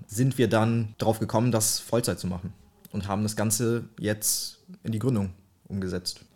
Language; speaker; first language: German; early bilingual, other home language; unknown